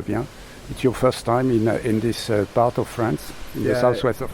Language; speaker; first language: English; non-native, fluent; French